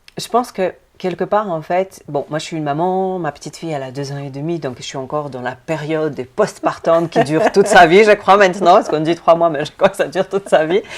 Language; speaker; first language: French; non-native, fluent; Polish